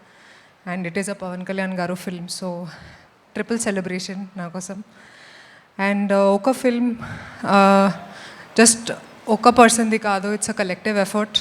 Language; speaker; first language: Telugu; non-native, local second language; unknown